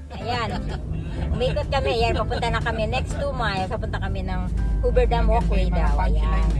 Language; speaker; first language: Filipino; native; Filipino